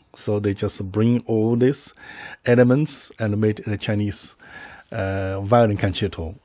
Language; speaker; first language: English; non-native, fluent; Chinese